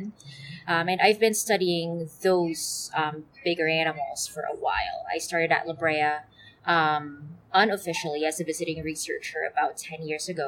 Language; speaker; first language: English; non-native, local second language; Filipino